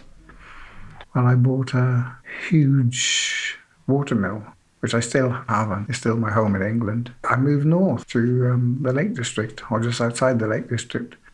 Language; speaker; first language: English; native; English